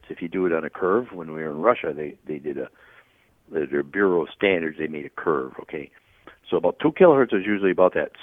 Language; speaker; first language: English; native; English